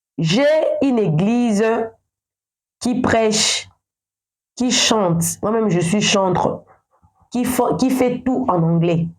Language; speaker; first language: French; non-native, local second language; Lingala